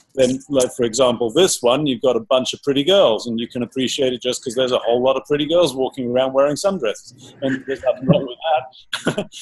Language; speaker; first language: English; native; English